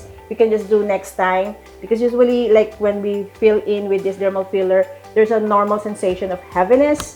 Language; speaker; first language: English; non-native, local second language; Filipino